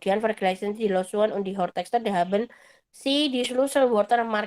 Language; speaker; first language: German; non-native, fluent; Indonesian